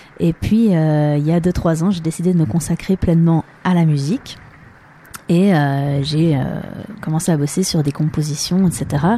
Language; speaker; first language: French; native; French